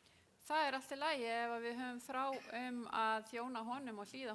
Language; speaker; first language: Icelandic; non-native, fluent; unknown